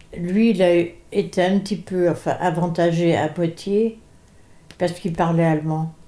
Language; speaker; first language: French; native; French